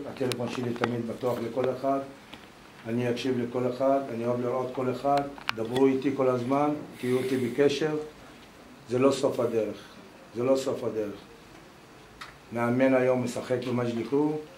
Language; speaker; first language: Hebrew; non-native, local second language; Arabic